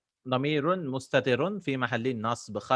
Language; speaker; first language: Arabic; non-native, fluent; English